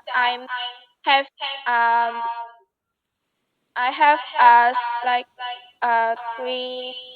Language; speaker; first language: English; non-native, learner; Vietnamese